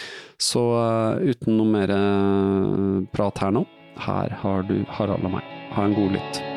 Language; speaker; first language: Norwegian; native; Norwegian